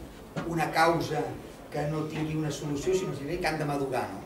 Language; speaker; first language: Catalan; native; Catalan